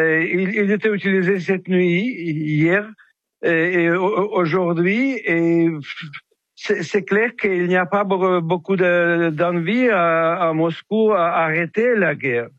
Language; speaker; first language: French; non-native, fluent; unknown